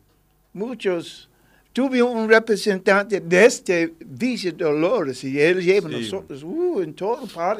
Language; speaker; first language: Spanish; non-native, learner; English